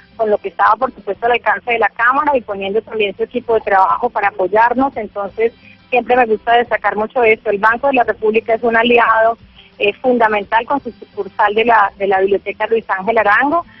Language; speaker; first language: Spanish; native; Spanish